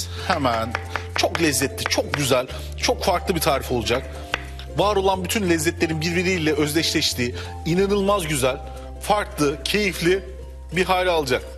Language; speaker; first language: Turkish; native; Turkish